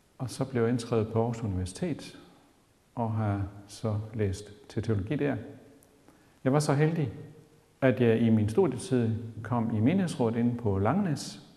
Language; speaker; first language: Danish; native; Danish